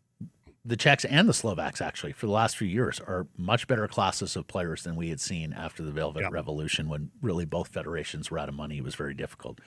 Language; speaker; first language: English; native; English